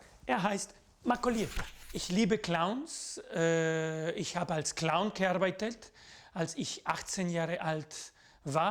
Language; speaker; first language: German; non-native, fluent; Spanish